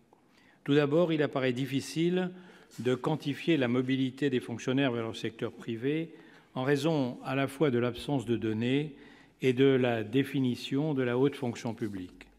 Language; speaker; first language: French; native; French